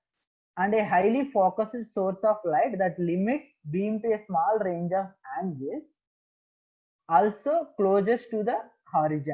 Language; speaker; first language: English; non-native, local second language; Telugu